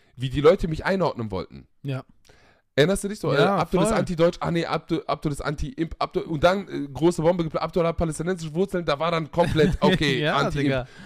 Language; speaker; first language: German; native; German